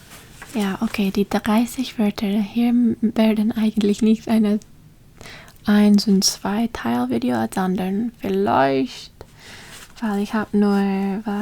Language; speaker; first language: German; non-native, learner; English